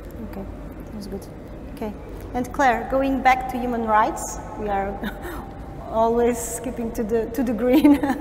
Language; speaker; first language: English; non-native, fluent; Portuguese